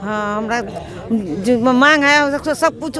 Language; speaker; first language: Hindi; non-native, local second language; Maithili